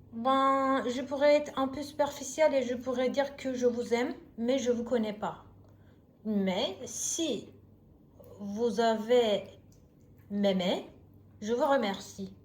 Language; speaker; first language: French; non-native, learner; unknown